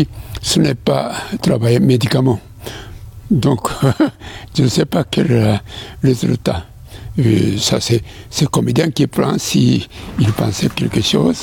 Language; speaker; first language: French; non-native, learner; Japanese